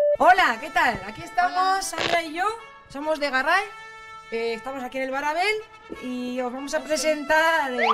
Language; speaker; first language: Spanish; native; Spanish